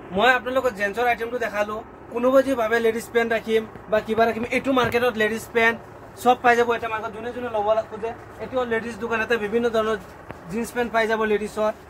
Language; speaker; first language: Assamese; non-native, local second language; Hindi